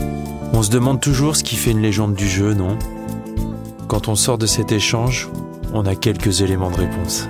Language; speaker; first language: French; native; French